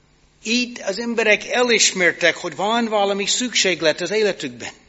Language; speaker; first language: Hungarian; non-native, fluent; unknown